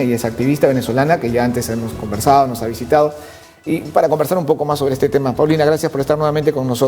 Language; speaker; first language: Spanish; native; Spanish